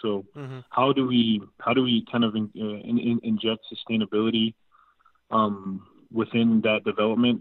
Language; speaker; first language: English; native; English